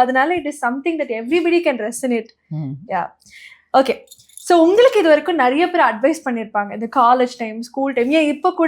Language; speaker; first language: Tamil; native; Tamil